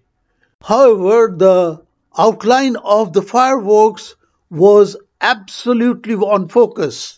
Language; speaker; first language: English; non-native, local second language; Bangla